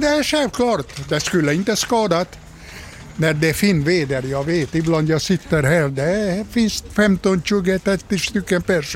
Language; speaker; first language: Swedish; non-native, fluent; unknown